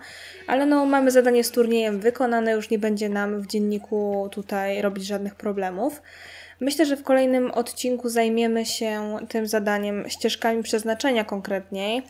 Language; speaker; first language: Polish; native; Polish